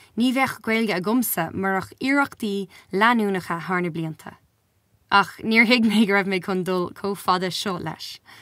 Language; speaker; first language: Irish; non-native, local second language; English